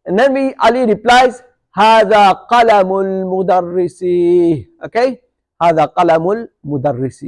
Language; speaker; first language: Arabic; non-native, fluent; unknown